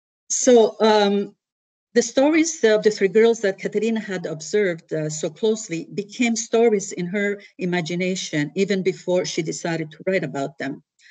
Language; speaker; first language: English; early bilingual, other home language; Italian